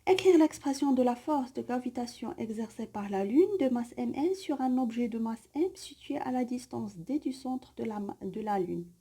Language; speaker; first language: French; non-native, local second language; Arabic